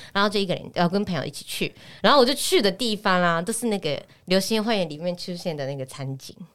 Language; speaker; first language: Chinese; non-native, fluent; Japanese